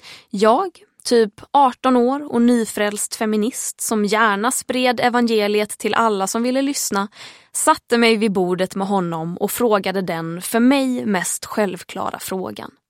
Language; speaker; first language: Swedish; early bilingual, heritage; Swedish